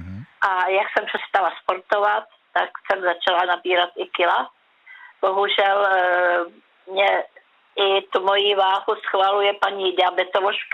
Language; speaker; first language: Czech; native; Czech